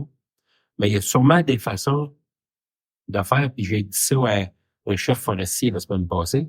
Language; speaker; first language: French; native; French